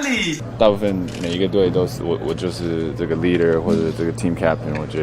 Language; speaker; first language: Chinese; early bilingual, heritage; Chinese